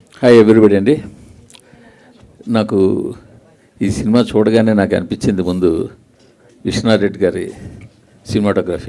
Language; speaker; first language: Telugu; native; Telugu